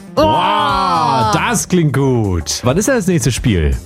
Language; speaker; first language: German; native; German